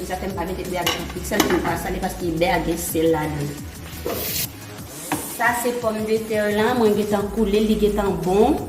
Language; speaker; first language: French; non-native, learner; Haitian Creole